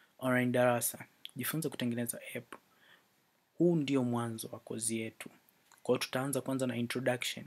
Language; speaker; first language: Swahili; native; Swahili